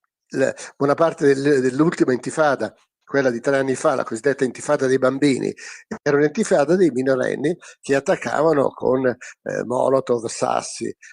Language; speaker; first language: Italian; native; Italian